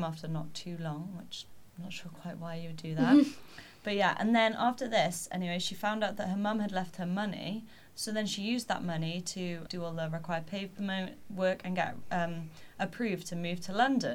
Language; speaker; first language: English; native; English